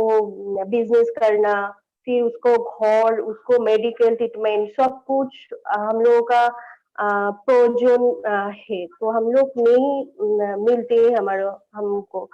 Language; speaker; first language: Hindi; non-native, local second language; Bangla